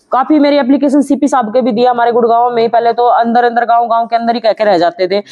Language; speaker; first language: Hindi; native; Hindi